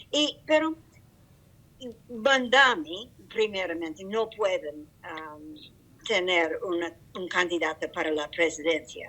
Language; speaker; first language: Spanish; non-native, learner; English